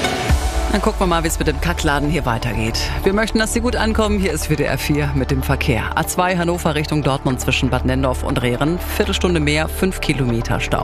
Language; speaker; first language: German; native; German